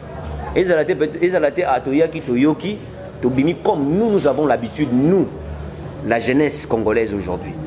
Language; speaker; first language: French; non-native, local second language; Lingala